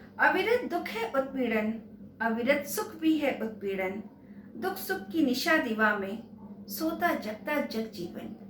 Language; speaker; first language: Hindi; native; Hindi